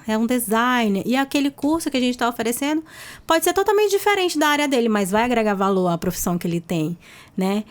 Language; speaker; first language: Portuguese; native; Portuguese